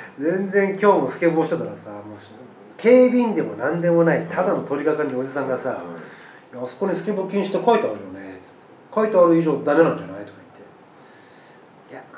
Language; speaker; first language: Japanese; native; Japanese